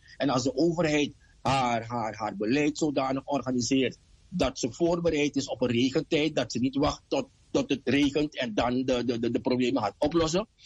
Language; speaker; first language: Dutch; native; Dutch